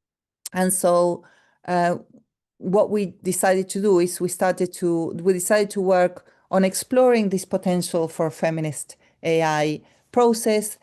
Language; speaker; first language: English; non-native, fluent; Spanish